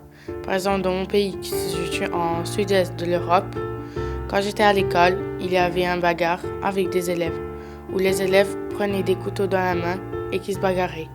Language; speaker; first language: French; non-native, learner; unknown